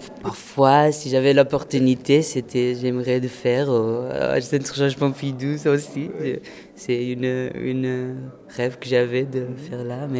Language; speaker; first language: French; non-native, fluent; Portuguese